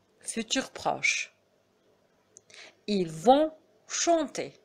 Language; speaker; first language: French; non-native, fluent; Arabic